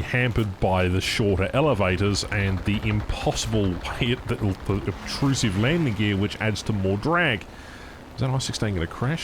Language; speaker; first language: English; native; English